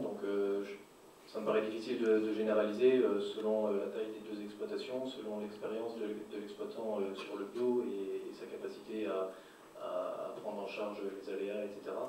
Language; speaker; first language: French; native; French